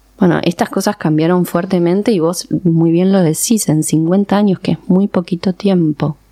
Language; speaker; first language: Spanish; early bilingual, other home language; Persian